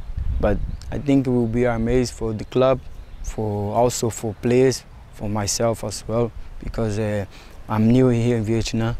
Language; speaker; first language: English; non-native, fluent; Portuguese